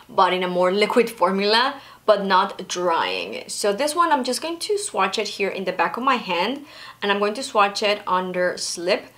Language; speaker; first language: English; non-native, fluent; Spanish